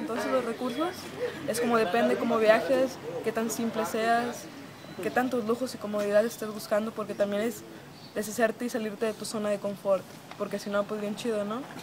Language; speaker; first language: Spanish; native; Spanish